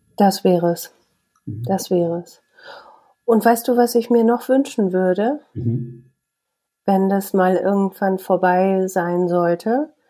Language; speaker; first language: German; native; German